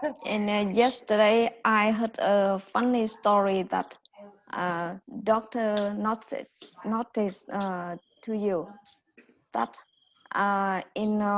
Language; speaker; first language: English; non-native, learner; Vietnamese